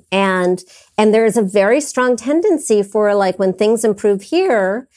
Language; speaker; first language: English; native; English